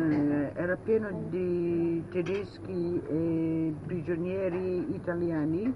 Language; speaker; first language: Italian; early bilingual, heritage; Italian